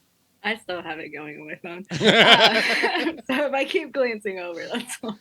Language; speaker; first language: English; native; English